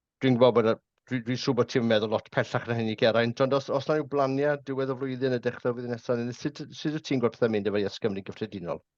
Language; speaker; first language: Welsh; native; Welsh